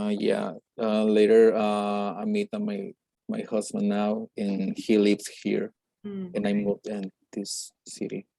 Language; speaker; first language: English; non-native, learner; Spanish